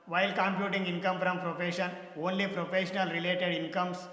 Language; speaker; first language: English; non-native, local second language; Telugu